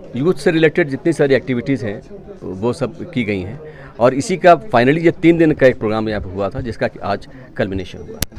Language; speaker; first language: Hindi; native; Hindi